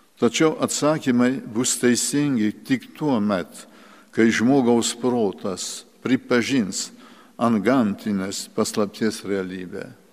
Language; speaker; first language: Lithuanian; early bilingual, heritage; Lithuanian